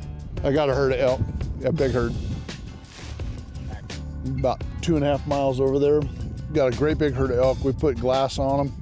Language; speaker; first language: English; native; English